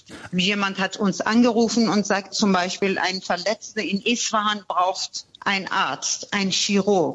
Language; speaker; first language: German; non-native, fluent; Persian